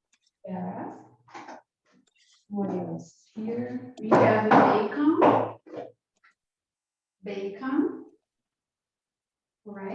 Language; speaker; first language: English; non-native, learner; Portuguese